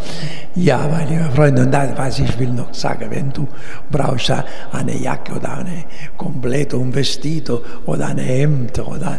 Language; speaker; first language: German; non-native, learner; Italian